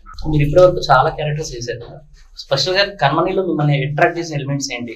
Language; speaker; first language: Telugu; native; Telugu